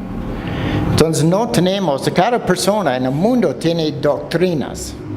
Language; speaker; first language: Spanish; non-native, fluent; English